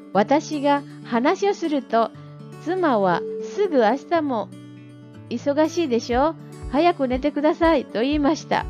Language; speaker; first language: Japanese; non-native, fluent; Indonesian